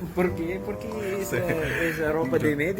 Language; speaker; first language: Spanish; non-native, learner; Filipino